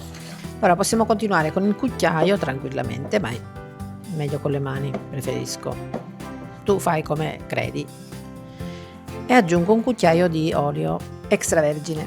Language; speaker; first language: Italian; native; Italian